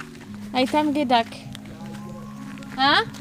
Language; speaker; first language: Indonesian; non-native, learner; French